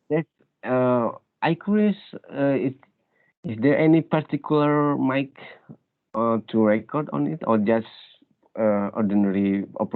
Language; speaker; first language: English; non-native, learner; Indonesian